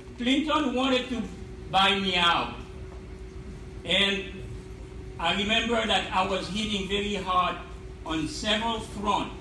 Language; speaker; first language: English; non-native, fluent; Haitian Creole